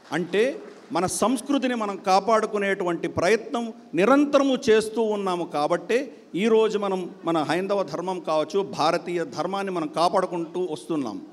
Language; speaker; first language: Telugu; native; Telugu